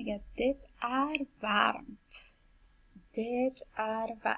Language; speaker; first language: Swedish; non-native, fluent; Persian